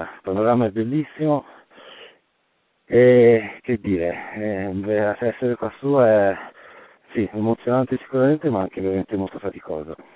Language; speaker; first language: Italian; native; Italian